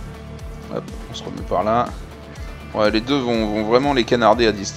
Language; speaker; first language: French; native; French